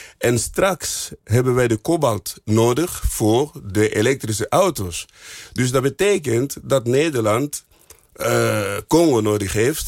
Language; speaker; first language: Dutch; non-native, fluent; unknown